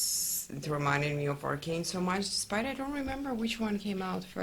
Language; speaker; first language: English; non-native, fluent; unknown